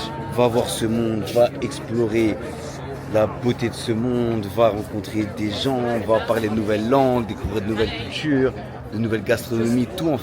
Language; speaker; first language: French; native; French